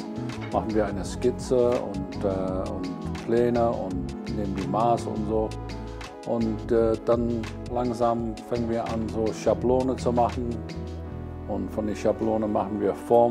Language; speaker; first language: German; non-native, fluent; English